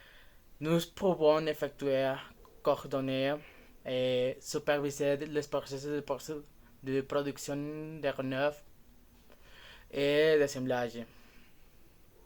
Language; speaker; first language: French; non-native, learner; Spanish